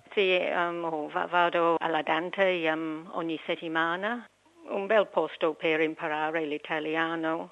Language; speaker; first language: Italian; non-native, learner; English